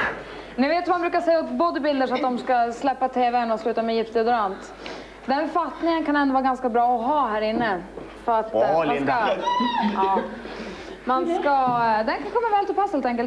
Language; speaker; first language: Swedish; native; Swedish